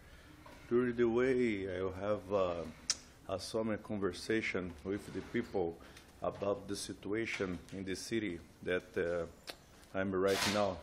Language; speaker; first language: English; non-native, learner; Portuguese